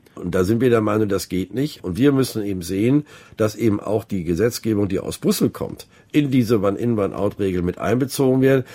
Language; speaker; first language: German; native; German